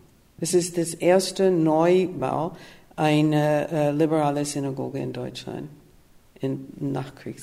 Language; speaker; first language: German; non-native, fluent; English